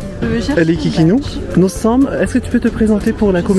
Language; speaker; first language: French; native; French